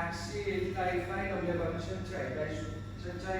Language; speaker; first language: Vietnamese; non-native, learner; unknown